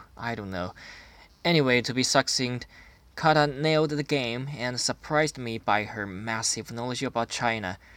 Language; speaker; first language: English; non-native, fluent; Chinese